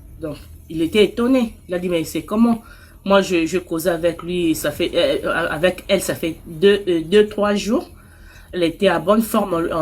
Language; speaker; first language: French; non-native, local second language; Lingala